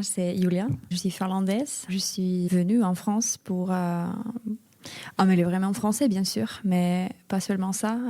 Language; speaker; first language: French; non-native, fluent; Finnish